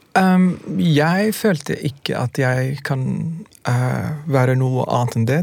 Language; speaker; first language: Norwegian; non-native, fluent; Arabic